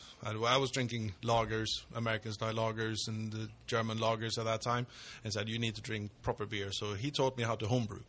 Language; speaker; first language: English; non-native, fluent; Swedish